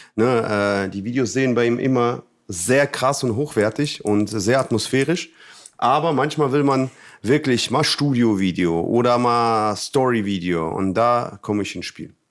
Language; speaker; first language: German; non-native, fluent; Russian